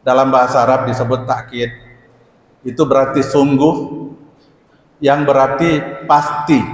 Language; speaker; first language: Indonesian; native; Indonesian